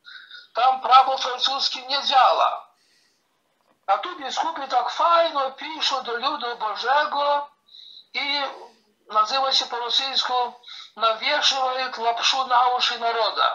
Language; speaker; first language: Polish; early bilingual, heritage; Polish